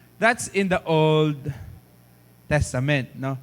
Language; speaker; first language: English; non-native, fluent; Filipino